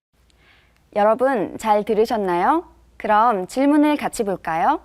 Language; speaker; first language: Korean; native; Korean